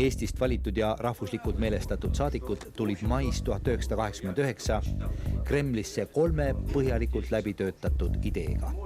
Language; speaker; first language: Estonian; native; Estonian